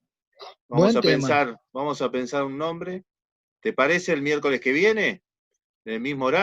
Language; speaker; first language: Spanish; native; Spanish